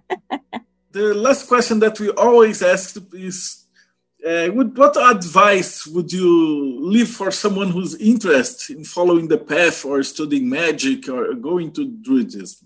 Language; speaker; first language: English; non-native, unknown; Portuguese